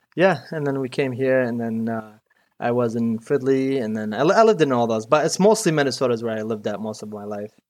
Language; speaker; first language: English; early bilingual, other home language; Arabic